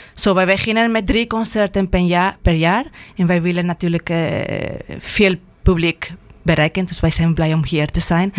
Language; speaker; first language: Dutch; non-native, fluent; Spanish